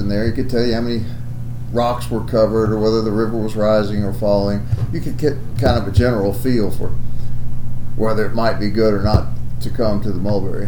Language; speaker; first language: English; native; English